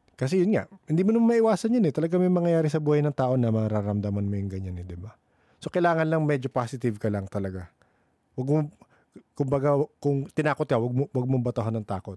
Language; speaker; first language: Filipino; native; Filipino